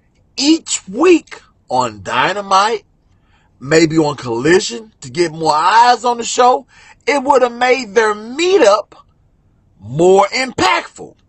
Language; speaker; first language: English; native; English